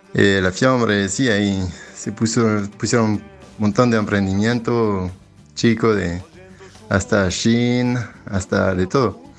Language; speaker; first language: Spanish; non-native, fluent; French